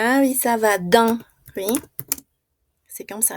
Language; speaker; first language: French; non-native, fluent; Spanish